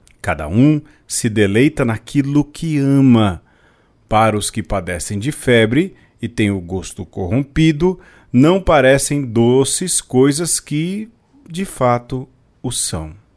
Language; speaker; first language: Portuguese; native; Portuguese